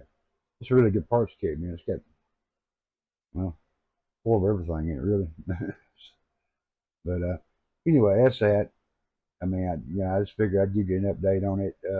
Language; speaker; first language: English; native; English